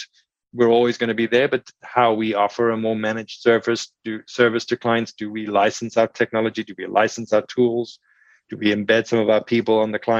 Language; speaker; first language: English; native; English